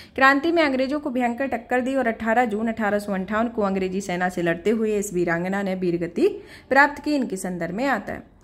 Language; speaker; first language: Hindi; native; Hindi